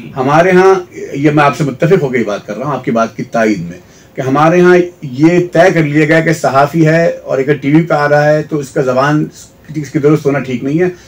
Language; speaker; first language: Urdu; native; Urdu